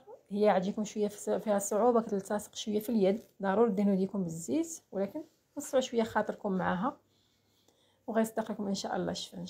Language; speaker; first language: Arabic; native; Arabic